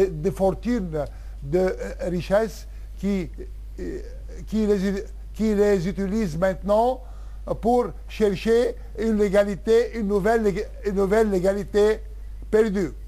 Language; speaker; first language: French; non-native, local second language; Arabic